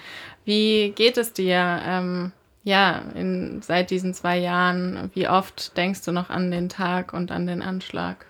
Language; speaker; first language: German; native; German